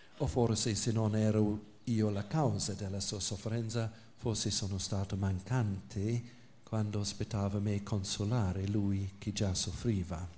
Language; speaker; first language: Italian; non-native, fluent; English